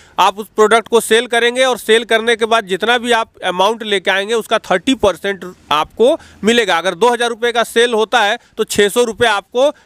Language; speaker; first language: Hindi; native; Hindi